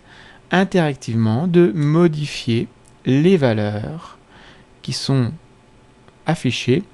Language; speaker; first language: French; native; French